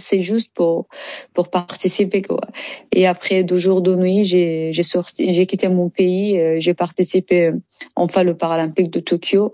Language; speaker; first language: French; non-native, learner; Persian